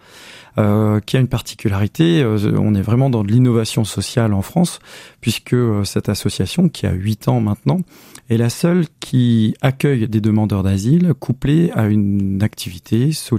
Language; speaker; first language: French; native; French